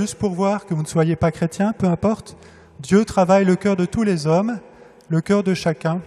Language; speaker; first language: French; native; French